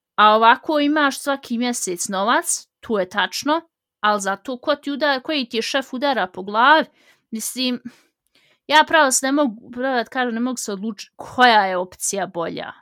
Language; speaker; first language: Bosnian; early bilingual, heritage; Bosnian